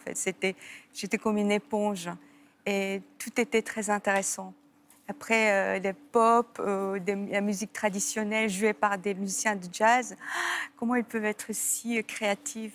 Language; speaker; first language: French; non-native, fluent; Korean